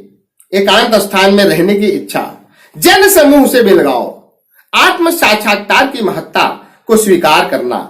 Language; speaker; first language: Hindi; native; Hindi